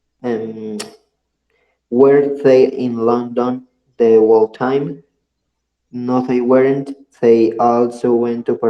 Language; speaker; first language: English; non-native, learner; Spanish